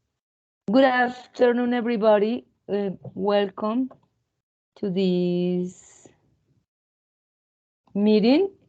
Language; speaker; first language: English; non-native, fluent; Spanish